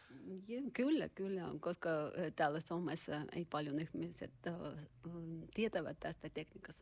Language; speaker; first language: Finnish; non-native, learner; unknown